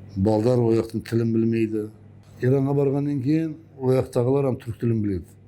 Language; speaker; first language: Kazakh; non-native, local second language; Persian